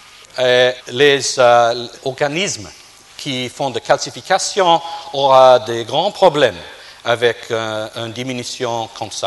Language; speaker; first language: French; non-native, fluent; English